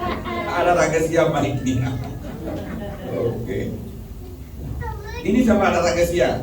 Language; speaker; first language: Indonesian; non-native, learner; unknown